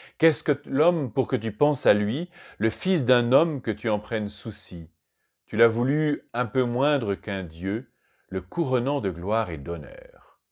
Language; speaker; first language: French; native; French